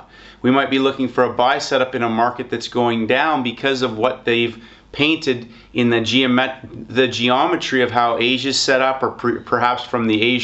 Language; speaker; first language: English; native; English